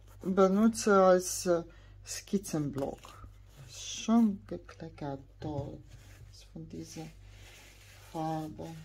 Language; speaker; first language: German; non-native, fluent; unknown